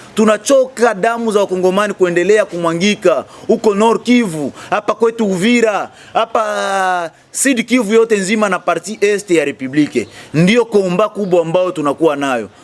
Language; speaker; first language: Swahili; native; Swahili